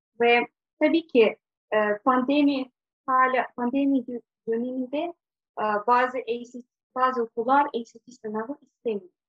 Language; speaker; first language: Turkish; non-native, fluent; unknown